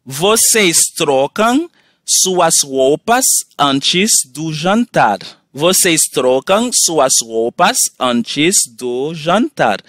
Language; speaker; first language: Portuguese; non-native, fluent; Haitian Creole